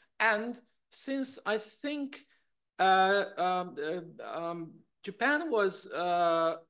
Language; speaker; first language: English; non-native, fluent; Hungarian